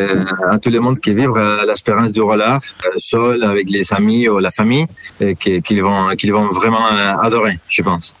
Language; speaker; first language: French; non-native, fluent; Spanish